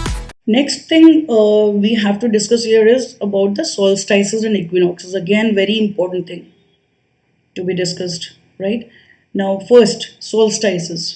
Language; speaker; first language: English; non-native, local second language; Hindi